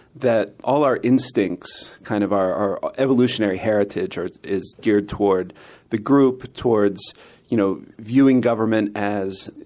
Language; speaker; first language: English; native; English